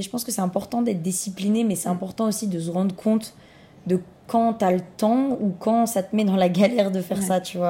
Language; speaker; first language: French; native; French